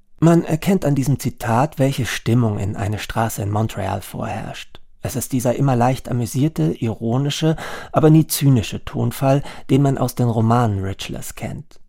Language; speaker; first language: German; native; German